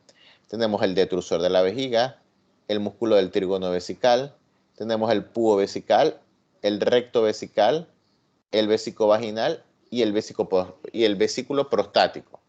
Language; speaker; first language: Spanish; native; Spanish